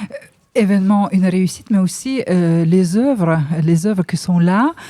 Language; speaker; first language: French; native; French